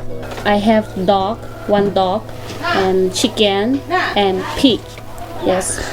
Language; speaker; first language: English; non-native, learner; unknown